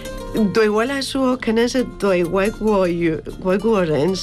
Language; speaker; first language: Chinese; non-native, learner; Spanish